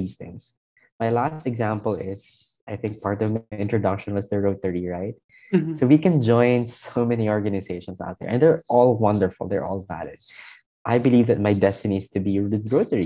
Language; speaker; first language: English; non-native, local second language; Hiligaynon